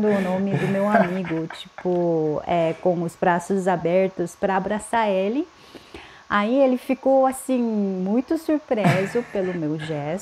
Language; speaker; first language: Portuguese; non-native, fluent; Korean